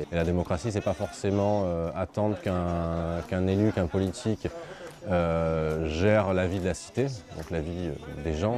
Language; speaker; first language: French; native; French